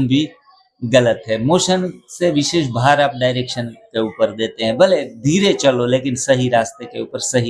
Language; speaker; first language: Hindi; non-native, local second language; Gujarati